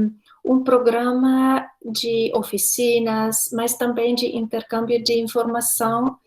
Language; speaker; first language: Portuguese; non-native, fluent; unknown